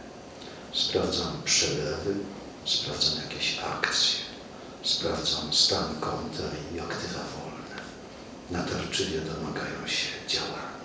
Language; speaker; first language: Polish; native; Polish